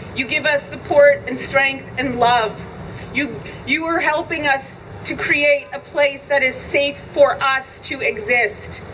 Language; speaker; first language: English; native; English